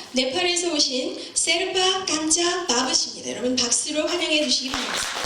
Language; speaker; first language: Korean; native; Korean